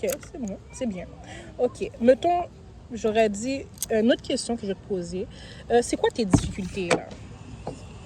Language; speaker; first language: French; native; French